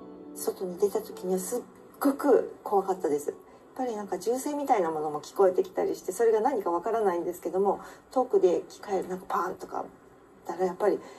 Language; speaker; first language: Japanese; native; Japanese